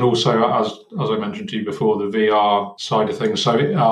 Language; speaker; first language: English; native; English